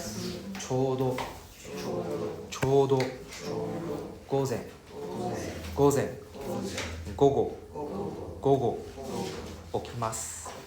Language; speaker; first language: Japanese; non-native, fluent; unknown